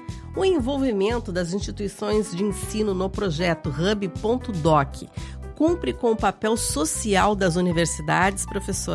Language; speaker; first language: Portuguese; native; Portuguese